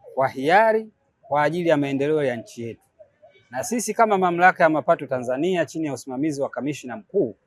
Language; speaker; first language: Swahili; native; Swahili